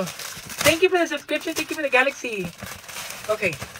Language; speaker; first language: English; early bilingual, other home language; Spanish